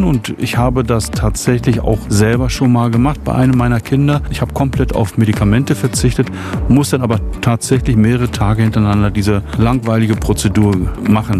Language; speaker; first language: German; native; German